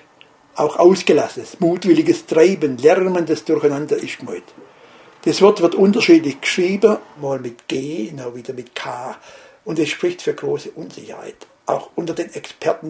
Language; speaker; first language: German; native; German